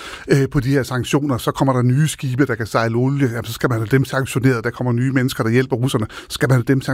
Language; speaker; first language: Danish; native; Danish